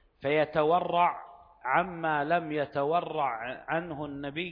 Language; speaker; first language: Arabic; native; Arabic